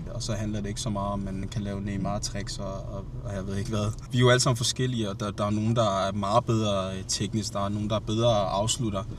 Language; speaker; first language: Danish; early bilingual, other home language; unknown